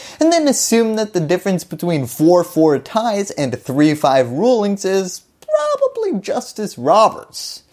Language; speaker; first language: English; native; English